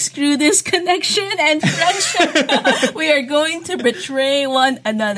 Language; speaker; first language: English; non-native, local second language; Filipino